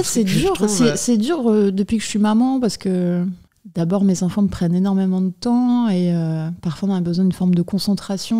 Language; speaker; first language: French; native; French